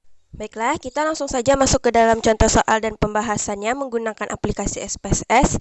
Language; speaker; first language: Indonesian; native; Indonesian